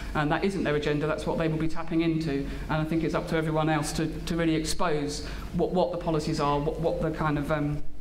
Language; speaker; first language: English; native; English